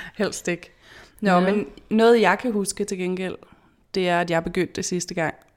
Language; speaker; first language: Danish; native; Danish